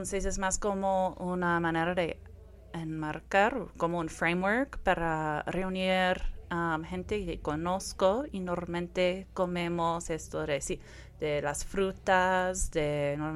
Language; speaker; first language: Spanish; non-native, fluent; English